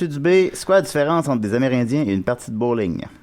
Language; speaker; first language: French; native; French